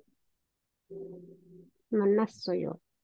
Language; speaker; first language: Korean; non-native, learner; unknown